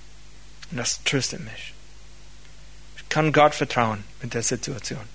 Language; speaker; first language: German; non-native, fluent; English